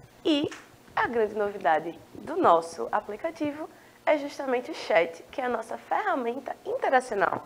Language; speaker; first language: Portuguese; native; Portuguese